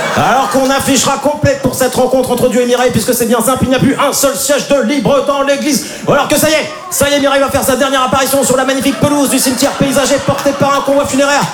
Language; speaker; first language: French; native; French